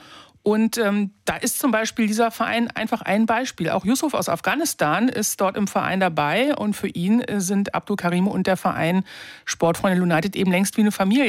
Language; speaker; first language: German; native; German